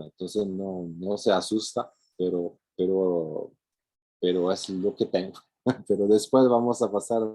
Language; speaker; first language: Spanish; non-native, fluent; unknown